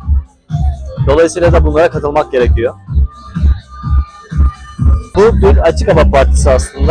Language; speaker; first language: Turkish; native; Turkish